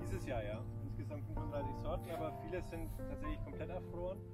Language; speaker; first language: German; native; German